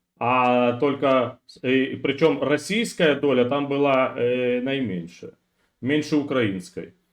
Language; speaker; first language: Russian; native; Russian